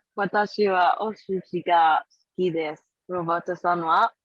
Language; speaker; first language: Japanese; non-native, learner; English